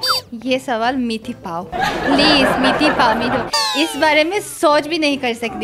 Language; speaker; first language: Hindi; non-native, learner; Azerbaijani